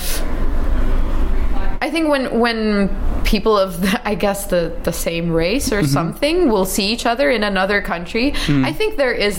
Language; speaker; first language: English; native; English